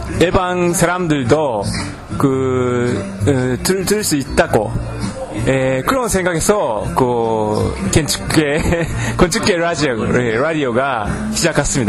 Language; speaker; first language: Korean; non-native, learner; Japanese